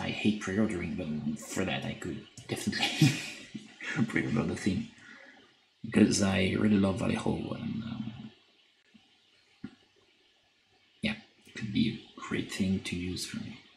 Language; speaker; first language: English; non-native, fluent; French